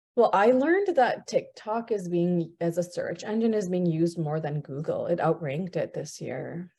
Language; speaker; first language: English; early bilingual, other home language; Punjabi